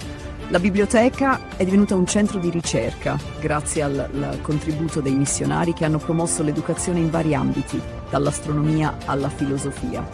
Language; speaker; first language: Italian; native; Italian